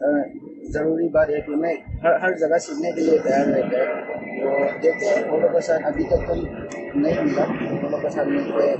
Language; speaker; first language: Hindi; non-native, local second language; Manipuri